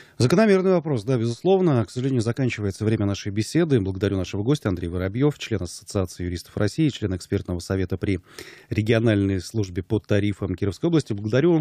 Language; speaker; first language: Russian; native; Russian